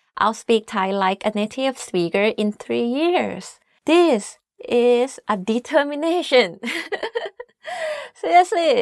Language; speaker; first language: English; non-native, fluent; Thai